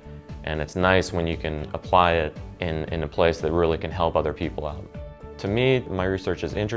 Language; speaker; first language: English; native; English